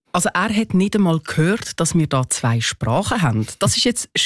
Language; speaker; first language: German; native; German